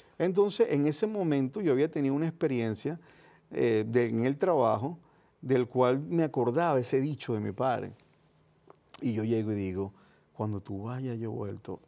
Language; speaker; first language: Spanish; native; Spanish